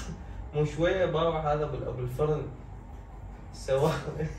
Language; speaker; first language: Arabic; native; Arabic